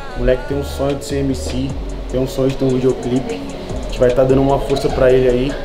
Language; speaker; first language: Portuguese; native; Portuguese